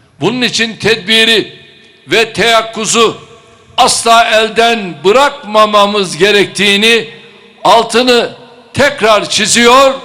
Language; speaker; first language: Turkish; native; Turkish